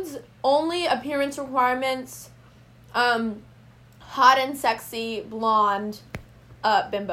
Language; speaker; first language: English; native; English